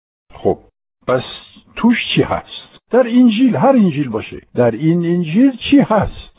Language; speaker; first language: Persian; non-native, fluent; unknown